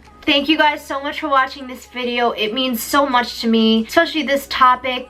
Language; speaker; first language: English; native; English